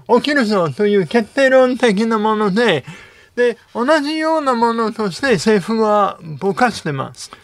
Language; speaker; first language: Japanese; non-native, fluent; English